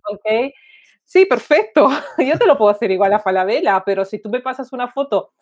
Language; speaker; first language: Spanish; non-native, fluent; Italian